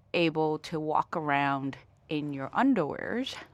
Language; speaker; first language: English; early bilingual, other home language; Vietnamese